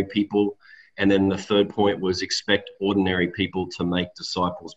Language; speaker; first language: English; native; English